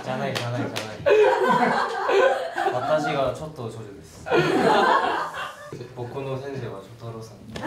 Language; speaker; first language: Japanese; non-native, learner; Korean